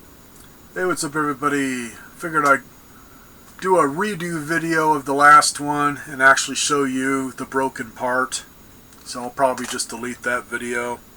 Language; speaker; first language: English; native; English